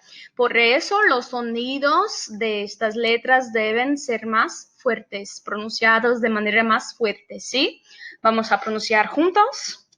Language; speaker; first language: Spanish; non-native, fluent; Portuguese